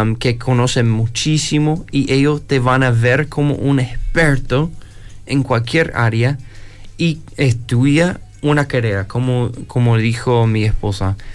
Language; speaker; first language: Spanish; non-native, fluent; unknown